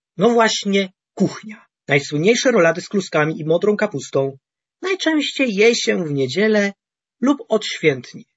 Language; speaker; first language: Polish; native; Polish